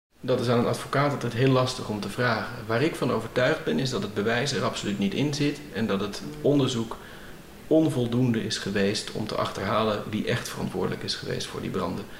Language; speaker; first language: Dutch; native; Dutch